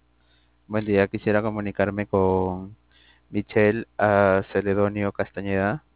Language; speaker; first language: Spanish; native; Spanish